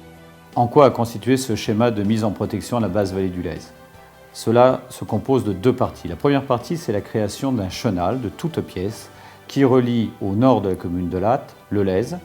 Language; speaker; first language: French; native; French